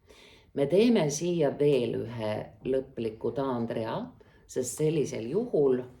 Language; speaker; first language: Estonian; native; Estonian